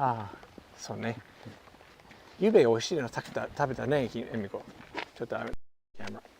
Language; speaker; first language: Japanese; non-native, learner; English